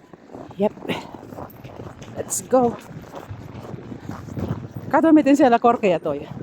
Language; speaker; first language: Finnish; non-native, learner; Bikol